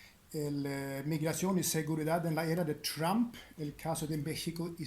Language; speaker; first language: Spanish; non-native, fluent; Swedish